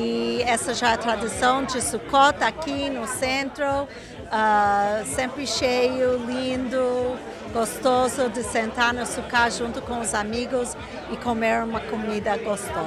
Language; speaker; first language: Portuguese; non-native, fluent; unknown